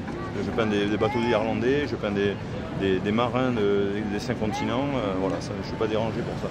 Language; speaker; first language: French; native; French